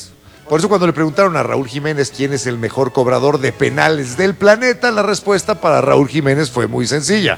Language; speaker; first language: Spanish; native; Spanish